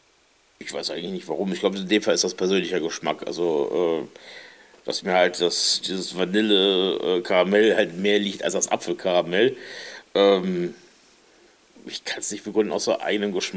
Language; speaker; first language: German; native; German